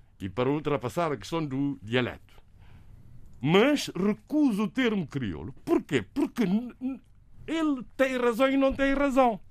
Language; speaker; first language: Portuguese; non-native, local second language; Kabuverdianu